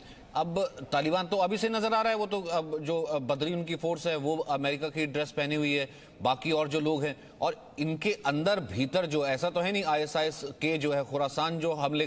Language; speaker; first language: Hindi; native; Hindi